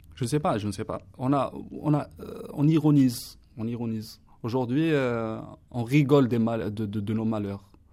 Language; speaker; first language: French; non-native, local second language; Kabyle